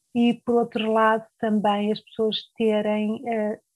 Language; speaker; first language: Portuguese; native; Portuguese